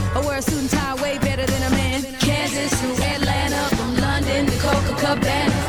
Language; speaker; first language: English; native; English